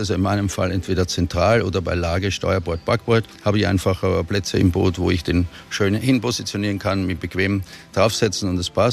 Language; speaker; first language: German; native; German